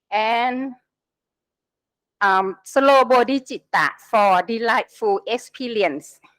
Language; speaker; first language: English; non-native, learner; Thai